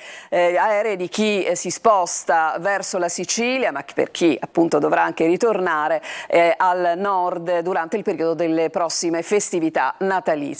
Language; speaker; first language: Italian; native; Italian